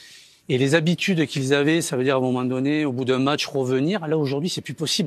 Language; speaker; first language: French; native; French